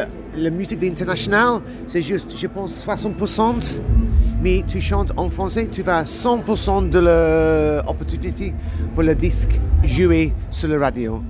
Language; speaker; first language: French; non-native, learner; English